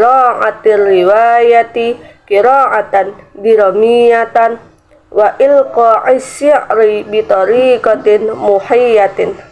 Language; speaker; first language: Arabic; non-native, learner; Indonesian